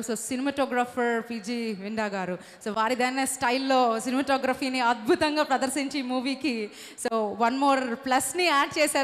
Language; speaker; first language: Telugu; native; Telugu